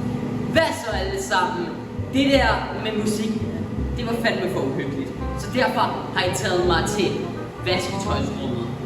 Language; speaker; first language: Danish; native; Danish